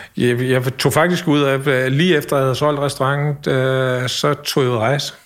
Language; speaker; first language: Danish; native; Danish